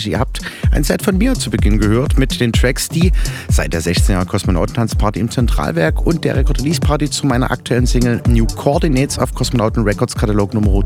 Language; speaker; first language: German; native; German